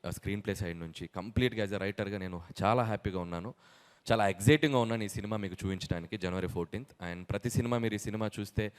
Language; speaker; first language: Telugu; native; Telugu